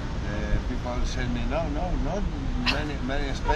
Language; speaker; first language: English; non-native, learner; Spanish